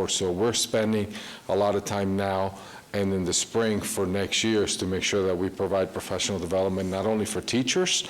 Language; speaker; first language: English; early bilingual, other home language; Spanish